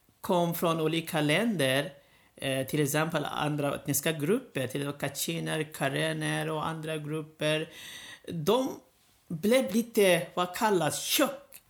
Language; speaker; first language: Swedish; non-native, learner; Rohingya